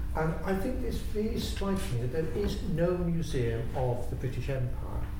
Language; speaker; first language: English; native; English